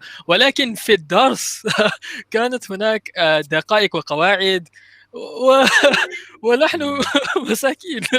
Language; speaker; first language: Arabic; non-native, learner; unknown